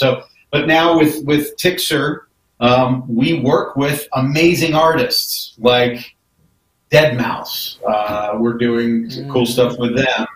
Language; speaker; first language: English; native; English